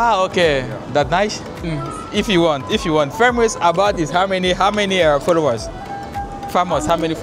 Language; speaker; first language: English; non-native, learner; French